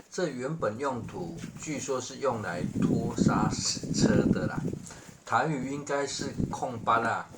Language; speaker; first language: Chinese; native; Chinese